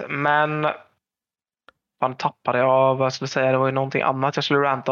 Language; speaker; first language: Swedish; native; Swedish